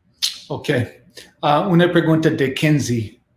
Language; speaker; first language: Spanish; non-native, learner; English